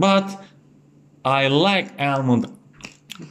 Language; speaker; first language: English; non-native, learner; Turkish